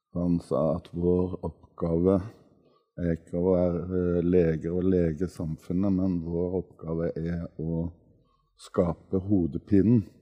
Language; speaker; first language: Norwegian; native; Norwegian